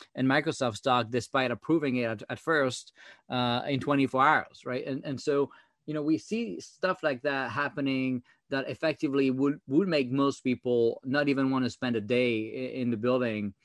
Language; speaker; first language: English; non-native, fluent; French